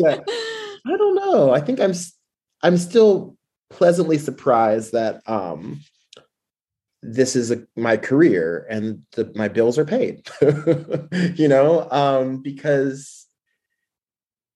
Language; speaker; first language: English; native; English